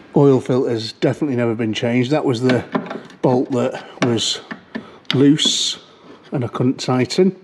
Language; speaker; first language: English; native; English